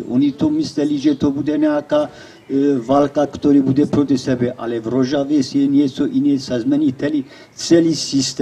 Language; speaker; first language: Czech; non-native, learner; Kurdish